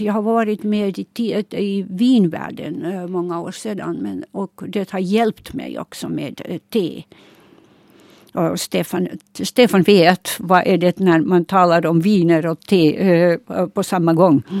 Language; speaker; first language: Swedish; non-native, local second language; Finnish